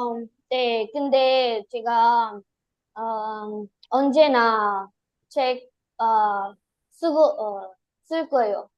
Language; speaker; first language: Korean; non-native, learner; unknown